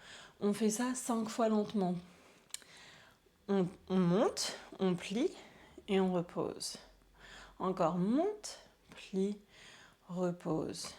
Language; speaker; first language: French; native; French